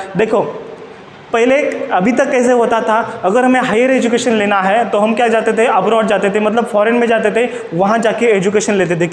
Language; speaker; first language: Hindi; non-native, local second language; Marathi